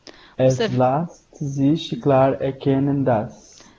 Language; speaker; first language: German; non-native, learner; Portuguese